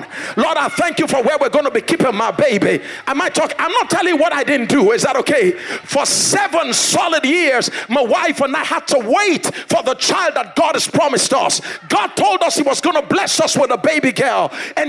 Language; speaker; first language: English; non-native, local second language; Yoruba